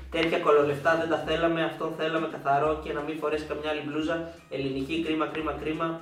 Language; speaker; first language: Greek; native; Greek